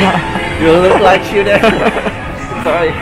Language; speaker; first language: English; non-native, learner; Thai